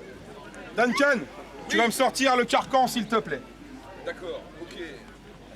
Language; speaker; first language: French; native; French